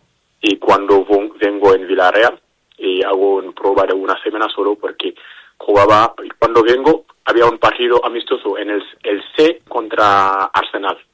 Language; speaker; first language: Spanish; non-native, learner; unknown